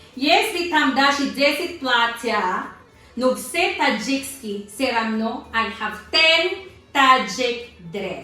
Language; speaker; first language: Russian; non-native, learner; Filipino